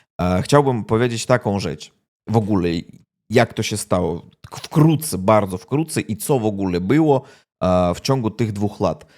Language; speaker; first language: Polish; non-native, learner; Russian